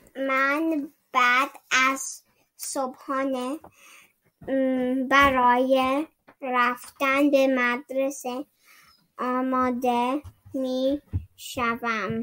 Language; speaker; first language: Persian; early bilingual, heritage; Persian